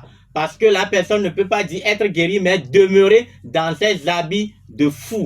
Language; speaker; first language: French; non-native, local second language; Ewe